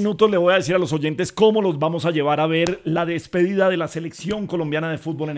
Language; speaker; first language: Spanish; native; Spanish